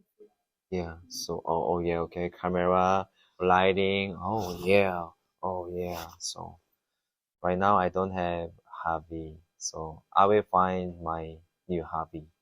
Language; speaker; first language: English; non-native, learner; Korean